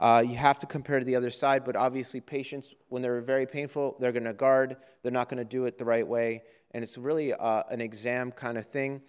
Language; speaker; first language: English; native; English